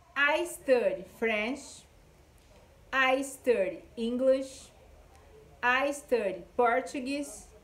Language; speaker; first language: English; non-native, fluent; Portuguese